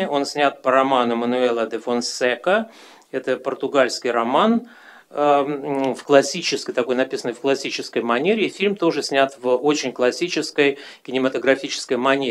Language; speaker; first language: Russian; native; Russian